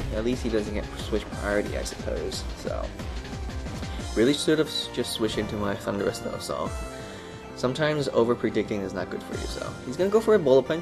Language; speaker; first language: English; native; English